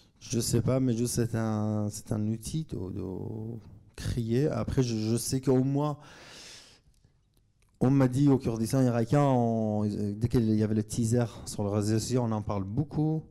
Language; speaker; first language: French; non-native, fluent; Kurdish